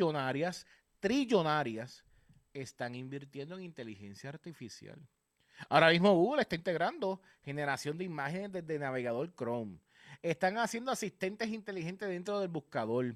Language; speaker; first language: Spanish; native; Spanish